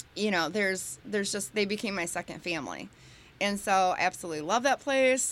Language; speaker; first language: English; native; English